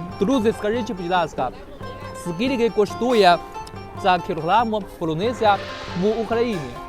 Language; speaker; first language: Ukrainian; non-native, learner; Chinese